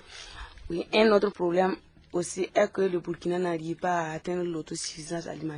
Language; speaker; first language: French; non-native, local second language; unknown